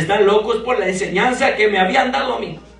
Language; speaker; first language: Spanish; native; Spanish